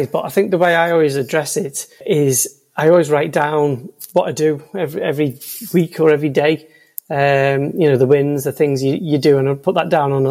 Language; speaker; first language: English; native; English